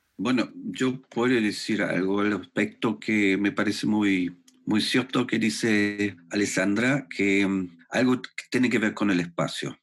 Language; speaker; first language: Spanish; non-native, fluent; German